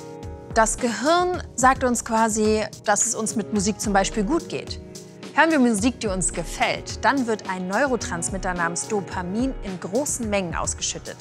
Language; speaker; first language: German; native; German